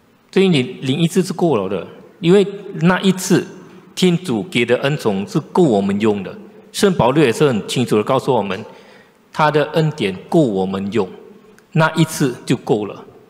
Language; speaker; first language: Chinese; native; Chinese